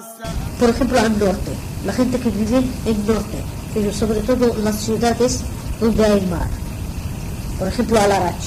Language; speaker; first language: Spanish; non-native, learner; Arabic